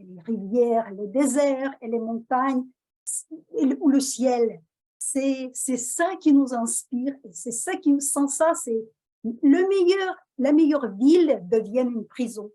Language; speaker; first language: French; non-native, fluent; Russian